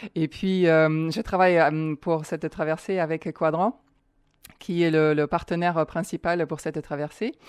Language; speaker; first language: French; non-native, fluent; German